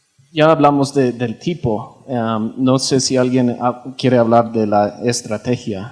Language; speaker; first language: Spanish; non-native, fluent; English